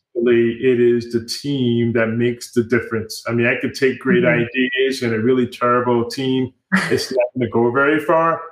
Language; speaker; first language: English; native; English